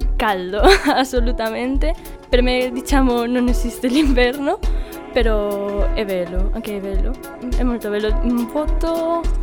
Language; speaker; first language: Italian; non-native, fluent; Spanish